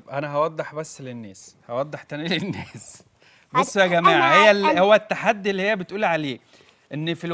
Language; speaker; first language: Arabic; native; Arabic